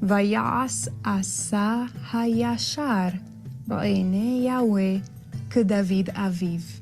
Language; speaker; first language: Hebrew; non-native, learner; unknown